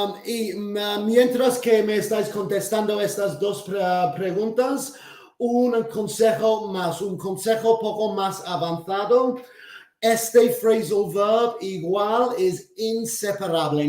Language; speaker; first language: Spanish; non-native, fluent; English